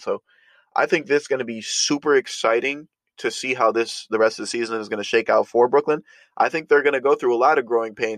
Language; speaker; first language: English; native; English